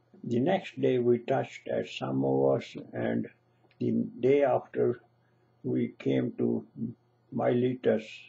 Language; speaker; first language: English; non-native, local second language; Punjabi